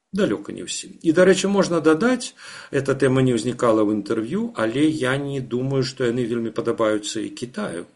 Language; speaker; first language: Belarusian; non-native, local second language; Russian